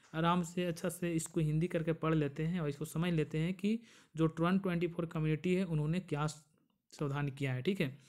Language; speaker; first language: Hindi; native; Hindi